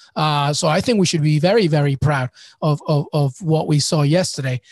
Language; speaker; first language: English; early bilingual, other home language; Spanish